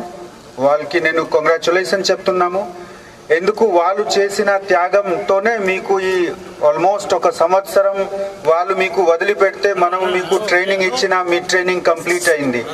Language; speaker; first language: Telugu; non-native, learner; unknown